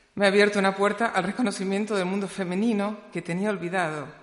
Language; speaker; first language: Spanish; native; Spanish